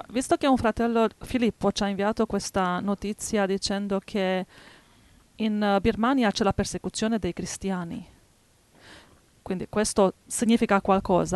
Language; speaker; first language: Italian; native; Italian